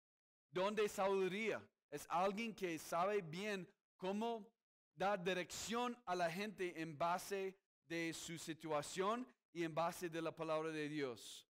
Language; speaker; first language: Spanish; non-native, fluent; English